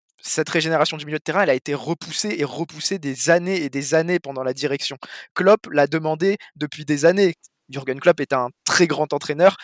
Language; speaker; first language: French; native; French